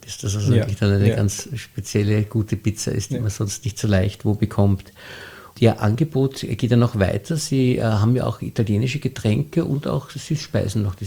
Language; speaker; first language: German; native; German